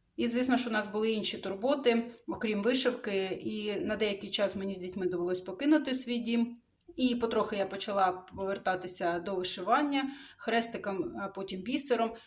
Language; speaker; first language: Ukrainian; non-native, local second language; Russian